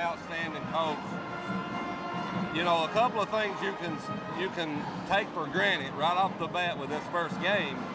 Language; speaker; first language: English; native; English